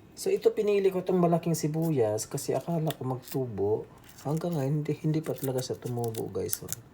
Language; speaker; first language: Filipino; non-native, local second language; Aklanon